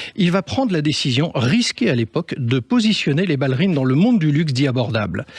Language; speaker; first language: French; native; French